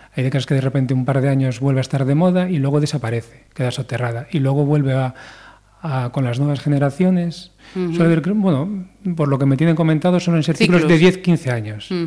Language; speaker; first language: Spanish; native; Spanish